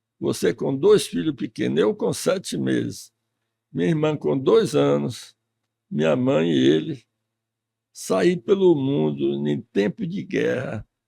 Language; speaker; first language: Portuguese; early bilingual, other home language; Russian